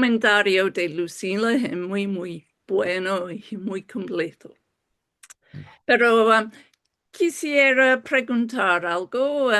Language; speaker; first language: Spanish; non-native, fluent; English